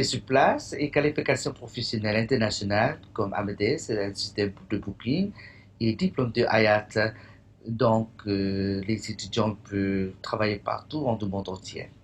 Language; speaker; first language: French; non-native, fluent; English